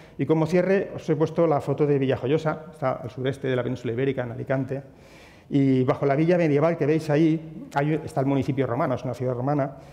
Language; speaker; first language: Spanish; native; Spanish